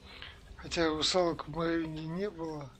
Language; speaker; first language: Russian; native; Russian